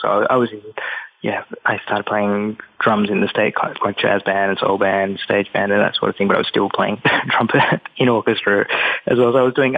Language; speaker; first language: English; native; English